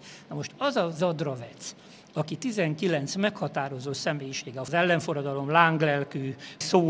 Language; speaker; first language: Hungarian; native; Hungarian